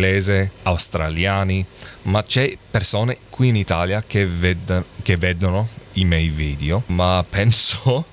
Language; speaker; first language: Italian; non-native, learner; English